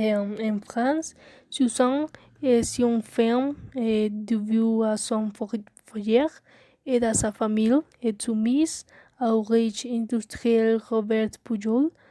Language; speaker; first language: French; non-native, learner; Spanish